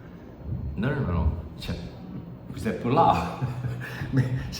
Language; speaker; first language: French; non-native, learner; German